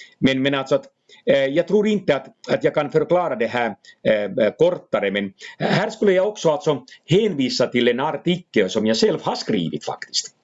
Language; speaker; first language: Swedish; non-native, fluent; Finnish